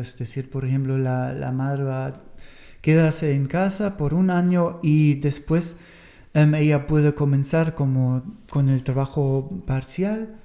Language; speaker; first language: Spanish; non-native, fluent; German